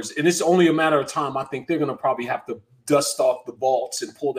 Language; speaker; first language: English; native; English